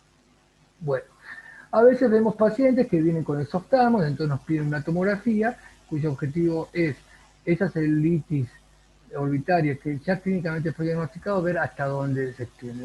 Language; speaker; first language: Spanish; native; Spanish